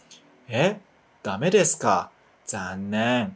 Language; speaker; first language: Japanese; non-native, fluent; Portuguese